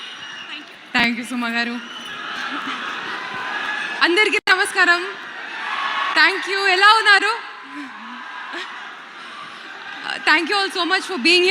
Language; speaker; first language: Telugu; non-native, learner; Kannada